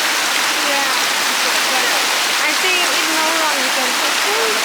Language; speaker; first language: English; non-native, learner; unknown